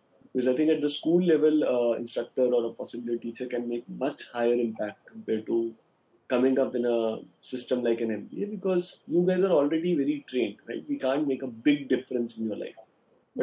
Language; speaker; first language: English; non-native, local second language; Hindi